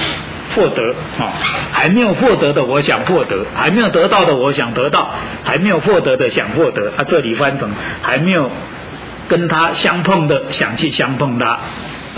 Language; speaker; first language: Chinese; native; Chinese